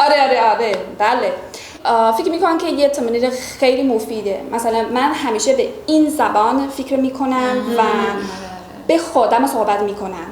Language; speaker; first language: Persian; non-native, learner; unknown